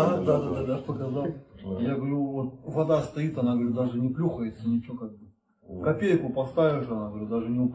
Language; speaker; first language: Russian; native; Russian